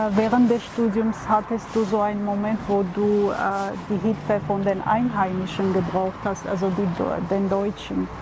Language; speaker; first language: German; non-native, fluent; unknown